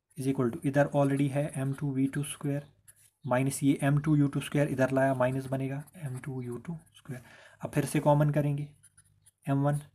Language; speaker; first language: Hindi; non-native, local second language; Kashmiri